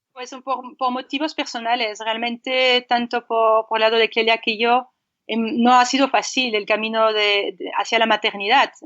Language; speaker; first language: Spanish; non-native, fluent; French